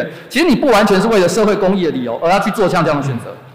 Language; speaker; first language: Chinese; native; Chinese